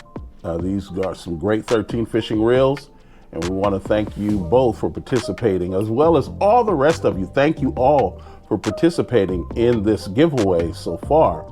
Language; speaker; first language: English; native; English